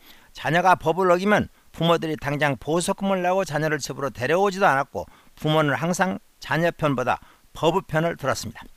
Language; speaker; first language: Korean; native; Korean